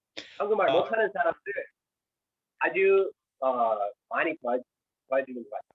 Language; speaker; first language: Korean; non-native, fluent; English